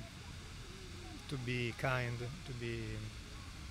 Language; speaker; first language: English; non-native, learner; Italian